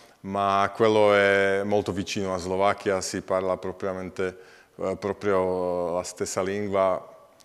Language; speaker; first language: Italian; non-native, learner; Slovak